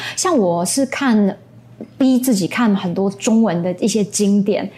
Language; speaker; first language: Chinese; non-native, local second language; English